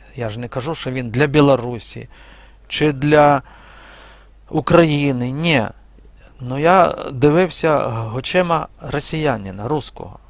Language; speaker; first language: Ukrainian; non-native, fluent; Belarusian